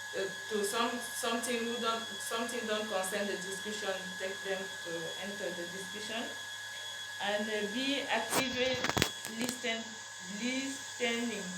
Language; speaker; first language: English; non-native, learner; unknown